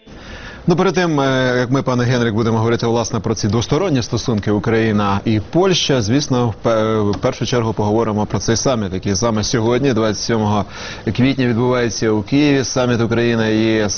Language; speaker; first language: Ukrainian; native; Ukrainian